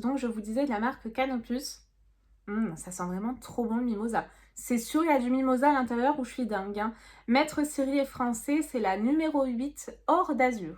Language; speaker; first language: French; native; French